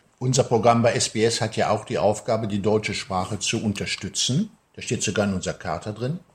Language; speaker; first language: German; native; German